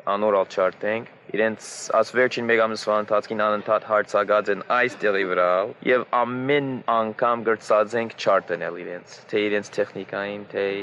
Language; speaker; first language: Armenian; non-native, fluent; English